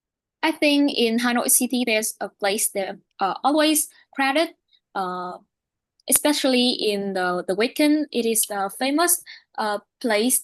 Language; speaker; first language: English; non-native, learner; Vietnamese